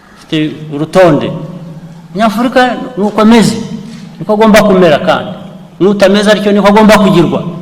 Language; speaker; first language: Kinyarwanda; native; Kinyarwanda